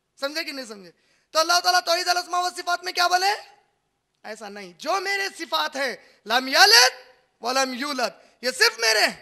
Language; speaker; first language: Hindi; native; Hindi